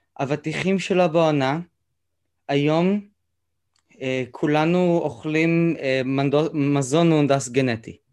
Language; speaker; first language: Hebrew; native; Hebrew